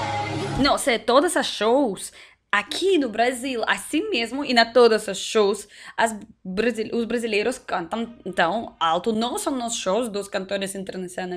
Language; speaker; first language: Portuguese; non-native, learner; Russian